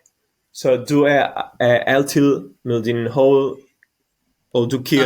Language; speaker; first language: Danish; non-native, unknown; Catalan